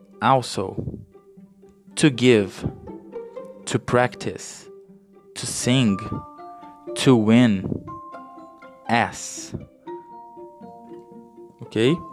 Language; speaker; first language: English; non-native, fluent; Portuguese